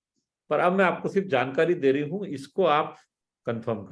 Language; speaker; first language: Hindi; native; Hindi